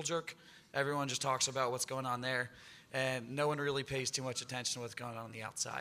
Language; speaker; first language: English; native; English